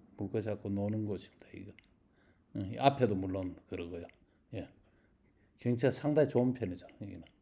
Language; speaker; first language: Korean; native; Korean